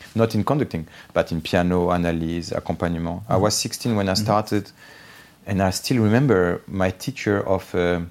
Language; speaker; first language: English; non-native, fluent; Armenian